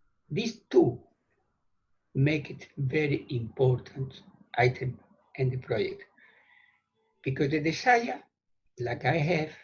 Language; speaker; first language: English; non-native, fluent; Spanish